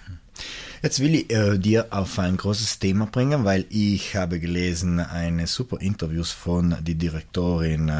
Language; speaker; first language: German; non-native, local second language; Italian